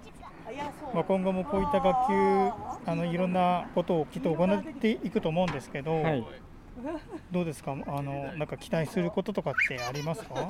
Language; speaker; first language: Japanese; native; Japanese